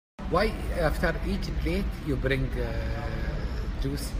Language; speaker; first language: English; non-native, learner; Arabic